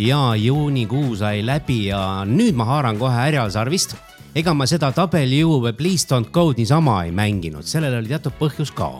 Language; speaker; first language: Estonian; native; Estonian